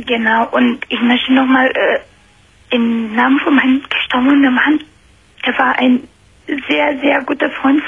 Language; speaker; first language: German; non-native, fluent; Romanian